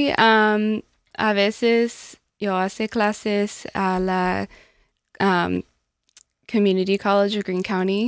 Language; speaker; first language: Spanish; non-native, learner; English